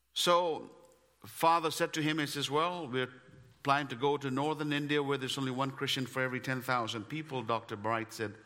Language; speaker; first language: English; non-native, local second language; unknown